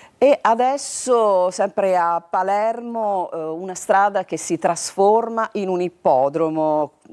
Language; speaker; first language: Italian; native; Italian